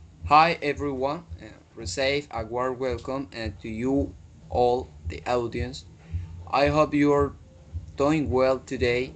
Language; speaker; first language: English; non-native, fluent; Spanish